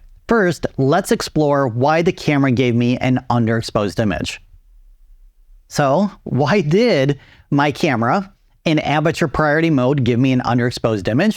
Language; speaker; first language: English; native; English